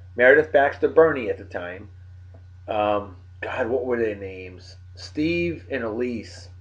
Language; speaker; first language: English; native; English